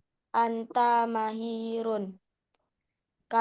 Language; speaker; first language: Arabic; non-native, learner; Indonesian